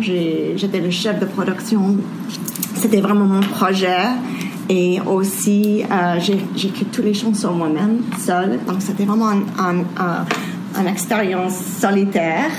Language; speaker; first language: French; non-native, fluent; English